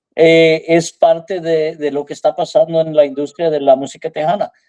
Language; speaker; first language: Spanish; early bilingual, heritage; Spanish